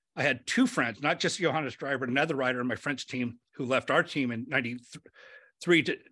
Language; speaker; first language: English; native; English